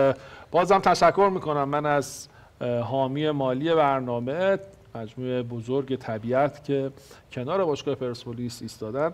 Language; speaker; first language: Persian; native; Persian